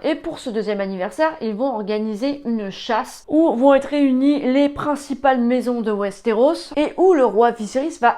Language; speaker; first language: French; native; French